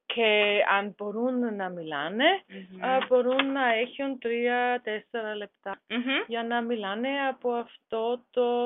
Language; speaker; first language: Greek; non-native, learner; German